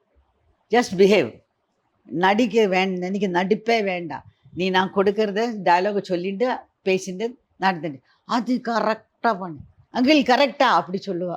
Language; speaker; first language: Tamil; non-native, learner; Malayalam